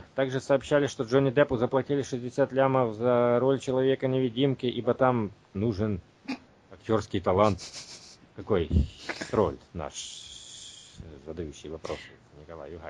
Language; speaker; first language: Russian; native; Russian